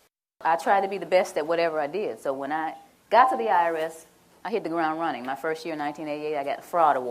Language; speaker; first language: English; native; English